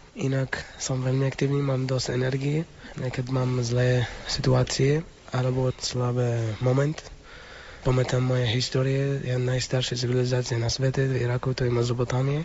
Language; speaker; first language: Slovak; non-native, learner; Arabic